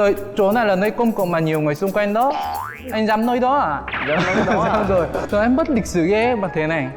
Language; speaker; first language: Vietnamese; non-native, fluent; Korean